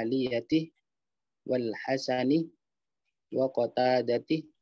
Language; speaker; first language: Arabic; non-native, learner; Indonesian